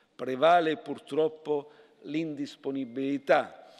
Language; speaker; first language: Italian; native; Italian